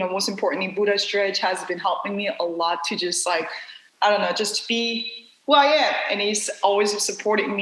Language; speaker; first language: English; non-native, fluent; Korean